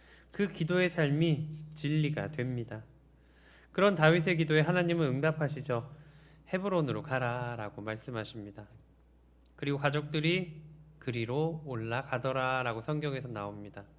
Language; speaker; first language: Korean; native; Korean